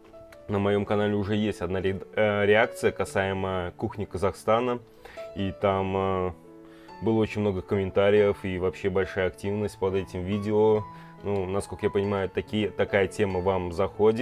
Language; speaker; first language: Russian; native; Russian